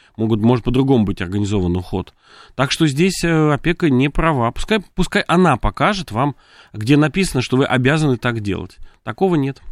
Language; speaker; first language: Russian; native; Russian